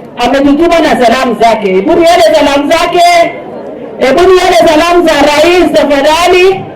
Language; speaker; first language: Swahili; non-native, local second language; Masai